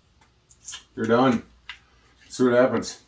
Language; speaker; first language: English; native; English